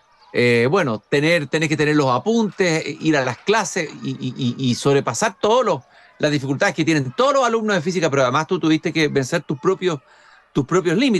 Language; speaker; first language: Spanish; native; Spanish